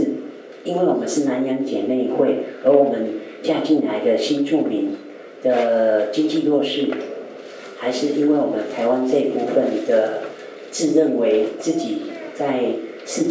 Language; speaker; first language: Chinese; native; Chinese